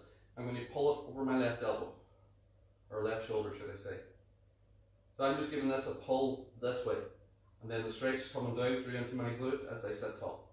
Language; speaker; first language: English; native; English